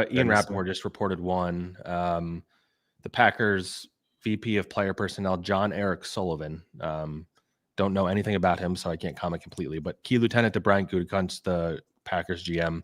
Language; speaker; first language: English; native; English